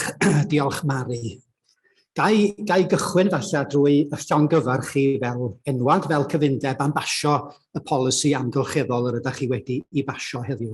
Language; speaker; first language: Welsh; native; Welsh